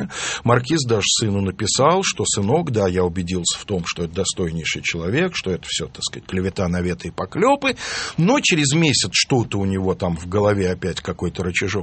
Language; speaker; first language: Russian; native; Russian